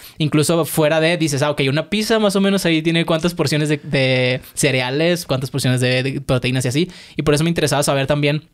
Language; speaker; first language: Spanish; native; Spanish